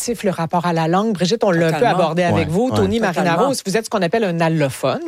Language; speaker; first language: French; native; French